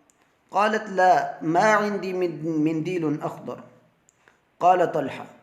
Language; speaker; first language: Arabic; non-native, fluent; Urdu